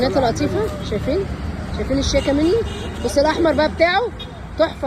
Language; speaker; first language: Arabic; native; Arabic